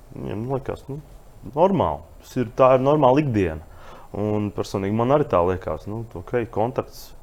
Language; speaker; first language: Latvian; native; Latvian